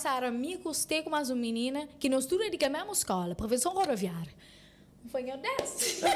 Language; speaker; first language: Portuguese; non-native, local second language; Kabuverdianu